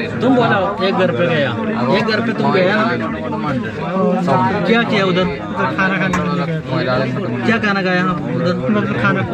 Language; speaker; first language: Hindi; non-native, local second language; Malayalam